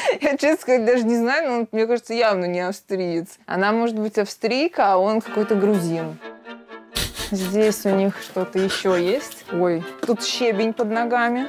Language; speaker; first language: Russian; native; Russian